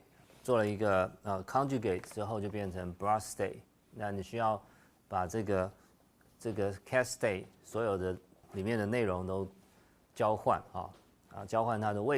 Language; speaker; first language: Chinese; native; Chinese